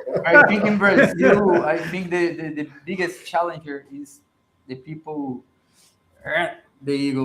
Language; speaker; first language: English; non-native, learner; Portuguese